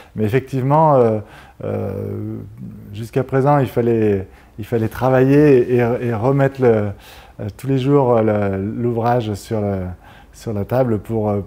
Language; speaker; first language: French; native; French